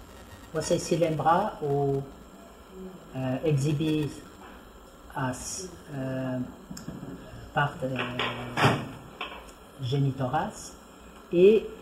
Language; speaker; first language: Portuguese; non-native, fluent; French